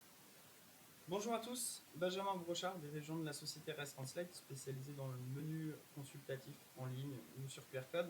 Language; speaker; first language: French; native; French